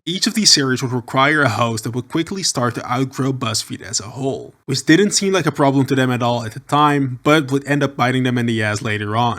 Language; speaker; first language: English; native; English